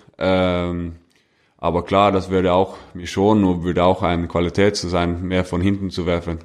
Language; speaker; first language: German; non-native, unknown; Norwegian